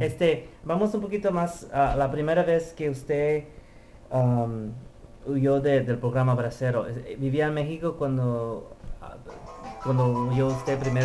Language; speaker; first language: Spanish; early bilingual, heritage; Spanish